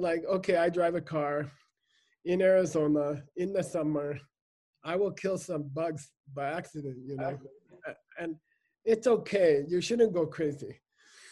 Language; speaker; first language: English; native; English